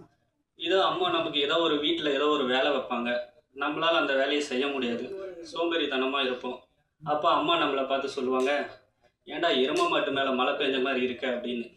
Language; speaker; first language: Tamil; native; Tamil